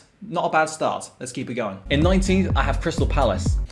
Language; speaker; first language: English; native; English